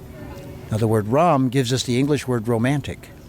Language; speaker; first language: English; native; English